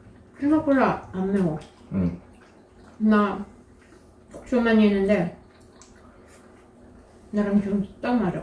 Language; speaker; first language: Korean; non-native, fluent; Russian